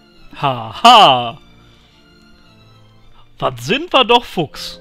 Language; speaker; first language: German; native; German